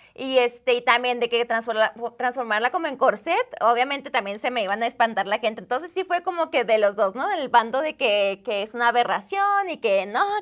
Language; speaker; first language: Spanish; native; Spanish